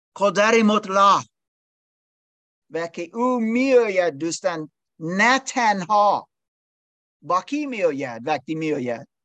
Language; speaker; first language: Persian; non-native, learner; English